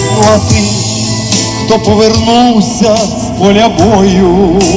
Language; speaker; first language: Ukrainian; native; Ukrainian